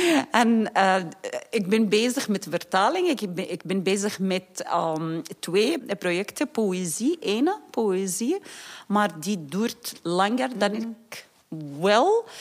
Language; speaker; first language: Dutch; non-native, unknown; Arabic